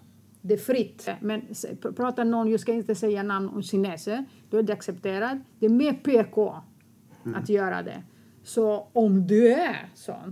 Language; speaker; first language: Swedish; non-native, fluent; Greek